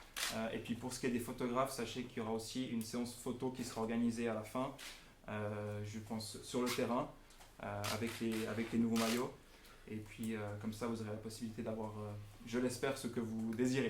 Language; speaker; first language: French; native; French